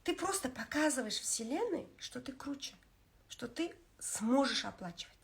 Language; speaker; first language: Russian; non-native, local second language; Kazakh